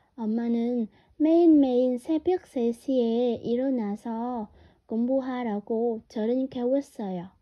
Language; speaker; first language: Korean; non-native, learner; Vietnamese